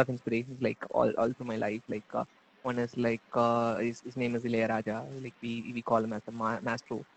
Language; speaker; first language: English; non-native, local second language; Tamil